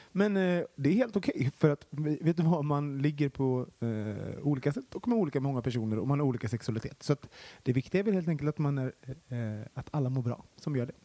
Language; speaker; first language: Swedish; native; Swedish